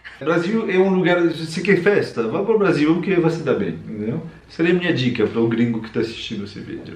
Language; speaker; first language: Portuguese; non-native, fluent; French